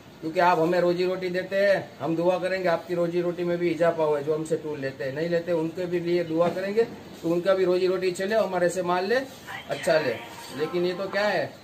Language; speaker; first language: Hindi; non-native, local second language; Gujarati